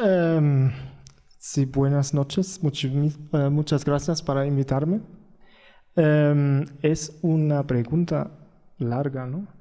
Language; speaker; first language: Spanish; non-native, learner; German